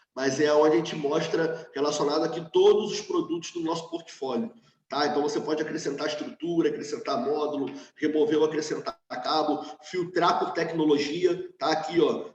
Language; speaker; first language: Portuguese; native; Portuguese